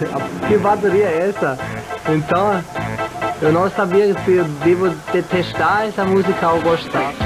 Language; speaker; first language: Portuguese; non-native, fluent; German